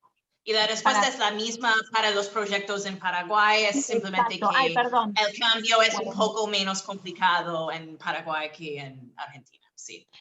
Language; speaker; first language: Spanish; non-native, fluent; English